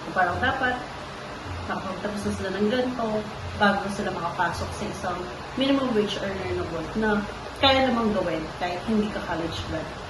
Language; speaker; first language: Filipino; non-native, local second language; Pampanga